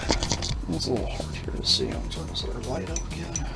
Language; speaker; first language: English; native; English